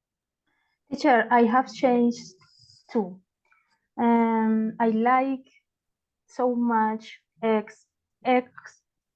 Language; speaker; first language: English; non-native, learner; Spanish